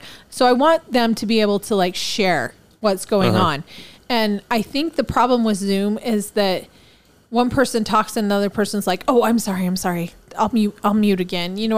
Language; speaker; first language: English; native; English